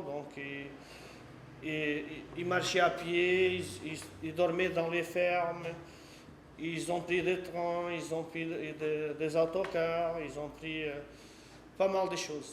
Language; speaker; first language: French; non-native, fluent; Portuguese